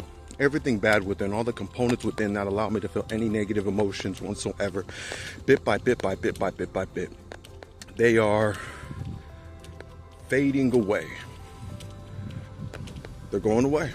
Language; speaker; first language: English; native; English